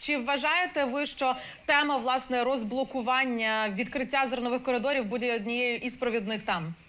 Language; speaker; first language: Ukrainian; native; Ukrainian